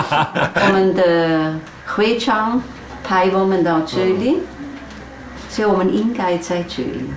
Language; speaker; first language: Chinese; non-native, learner; English